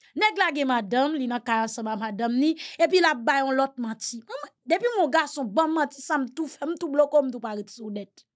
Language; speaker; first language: Haitian Creole; native; Haitian Creole